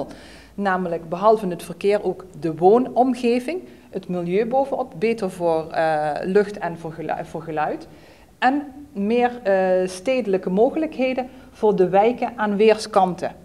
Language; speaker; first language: Dutch; native; Dutch